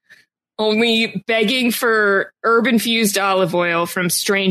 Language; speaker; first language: English; native; English